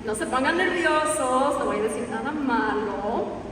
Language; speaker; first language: Spanish; early bilingual, heritage; Spanish